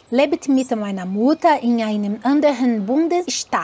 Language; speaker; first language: German; non-native, learner; Portuguese